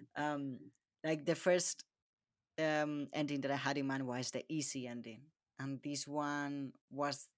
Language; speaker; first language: English; non-native, fluent; Spanish